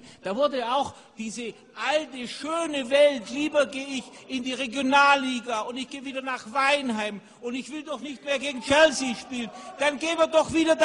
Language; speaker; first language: German; native; German